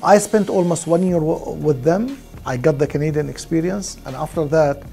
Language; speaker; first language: English; non-native, fluent; Arabic